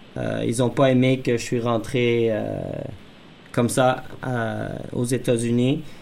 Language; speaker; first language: French; native; French